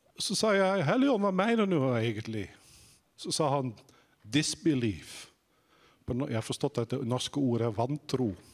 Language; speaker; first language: Norwegian; non-native, fluent; Dutch